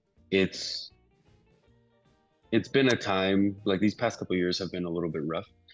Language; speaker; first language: English; early bilingual, other home language; Spanish